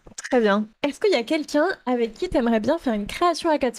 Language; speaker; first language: French; native; French